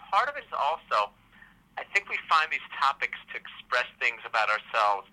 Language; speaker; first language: English; native; English